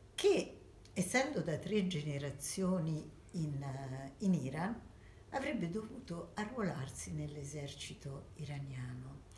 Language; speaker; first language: Italian; early bilingual, other home language; Armenian